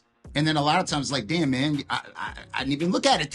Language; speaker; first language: English; native; English